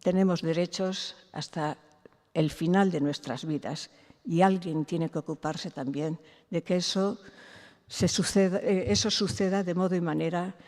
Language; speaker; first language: Spanish; non-native, local second language; Basque